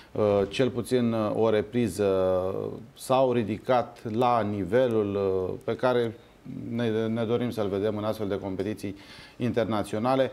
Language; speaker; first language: Romanian; native; Romanian